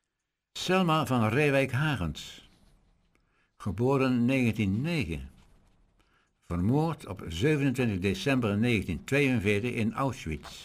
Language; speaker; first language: Dutch; native; Dutch